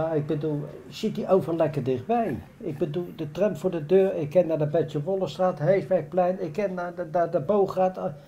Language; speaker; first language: Dutch; native; Dutch